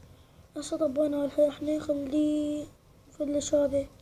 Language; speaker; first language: Arabic; native; Arabic